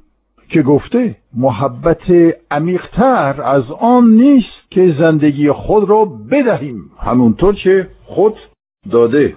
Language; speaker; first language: Persian; non-native, fluent; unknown